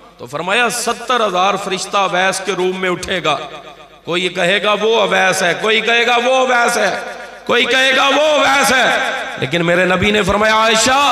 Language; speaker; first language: Urdu; non-native, local second language; Punjabi